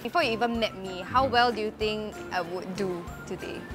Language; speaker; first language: English; native; English